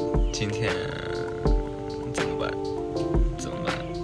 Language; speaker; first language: Chinese; non-native, fluent; Japanese